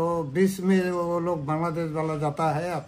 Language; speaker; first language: Hindi; non-native, local second language; Bangla